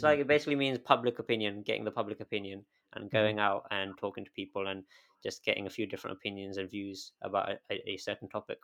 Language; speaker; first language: English; native; English